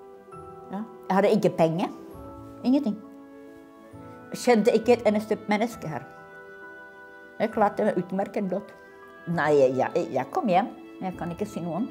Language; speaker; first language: Norwegian; non-native, fluent; Czech